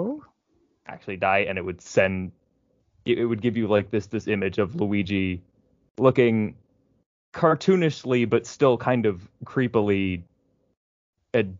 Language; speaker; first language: English; native; English